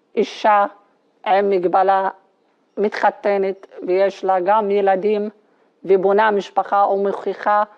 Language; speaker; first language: Hebrew; non-native, local second language; Arabic